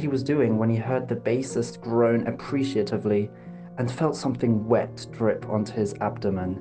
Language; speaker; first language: English; native; English